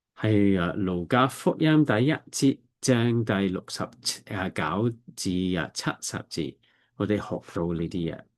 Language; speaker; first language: Cantonese; non-native, learner; English